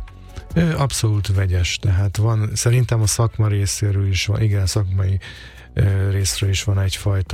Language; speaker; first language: Hungarian; native; Hungarian